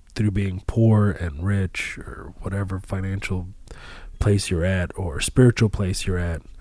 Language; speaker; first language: English; early bilingual, other home language; Arabic